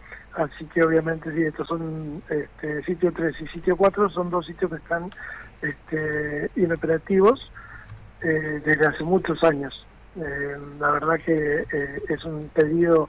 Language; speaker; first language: Spanish; native; Spanish